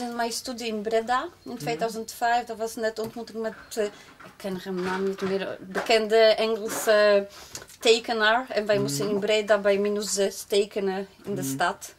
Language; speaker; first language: Dutch; non-native, fluent; Polish